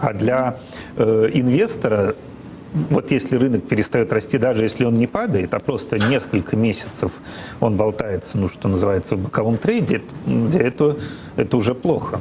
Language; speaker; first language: Russian; native; Russian